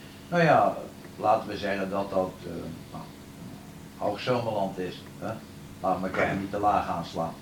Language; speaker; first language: Dutch; native; Dutch